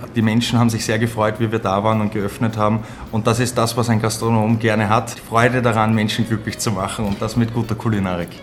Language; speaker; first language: German; native; German